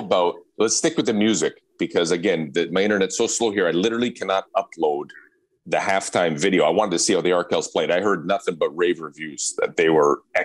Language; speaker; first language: English; native; English